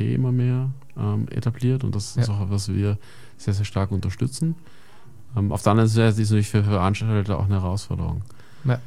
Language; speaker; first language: German; native; German